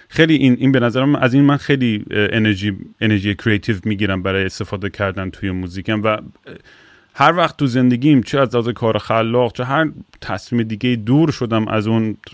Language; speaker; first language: Persian; early bilingual, heritage; Persian